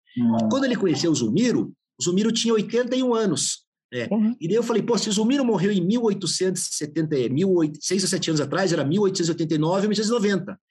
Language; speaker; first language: Portuguese; native; Portuguese